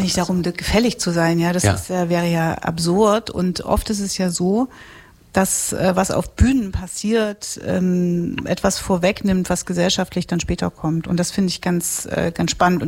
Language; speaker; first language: German; native; German